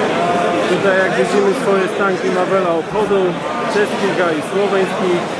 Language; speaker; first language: Polish; non-native, learner; Slovak